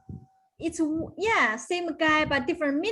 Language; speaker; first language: English; non-native, fluent; Chinese